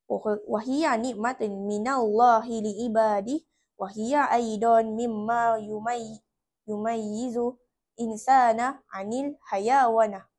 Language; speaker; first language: Arabic; non-native, learner; Malay